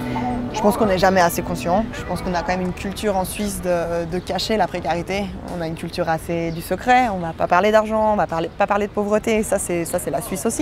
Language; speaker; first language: French; native; French